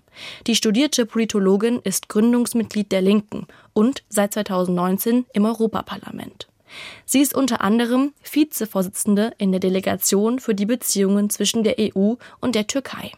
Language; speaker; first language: German; native; German